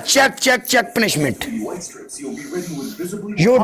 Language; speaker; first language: English; non-native, learner; Punjabi